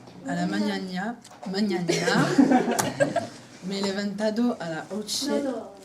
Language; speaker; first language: Spanish; non-native, learner; French